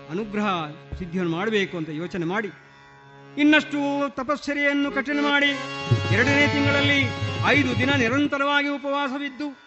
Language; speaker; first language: Kannada; non-native, local second language; Malayalam